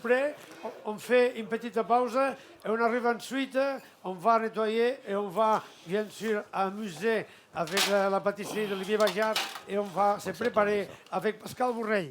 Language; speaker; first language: French; non-native, learner; Catalan